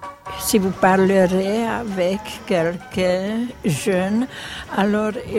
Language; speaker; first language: French; non-native, fluent; Czech